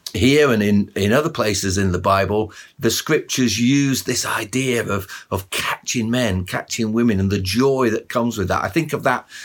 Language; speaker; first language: English; native; English